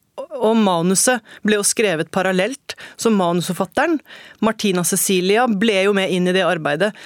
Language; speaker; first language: Norwegian; native; Norwegian